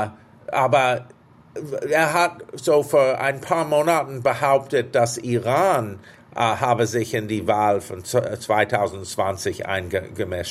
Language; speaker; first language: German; non-native, fluent; English